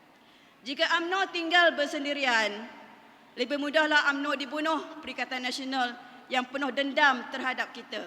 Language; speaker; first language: Malay; native; Malay